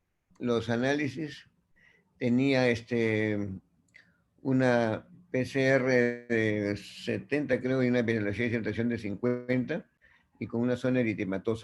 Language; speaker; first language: Spanish; native; Spanish